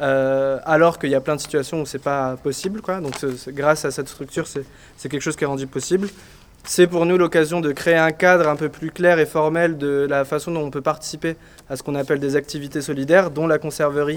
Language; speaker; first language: French; native; French